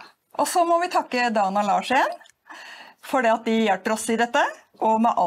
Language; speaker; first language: Norwegian; native; Norwegian